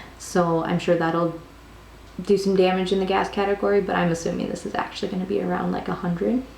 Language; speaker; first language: English; native; English